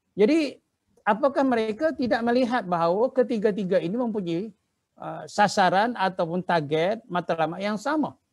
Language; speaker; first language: Malay; native; Malay